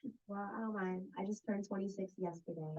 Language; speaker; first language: English; native; English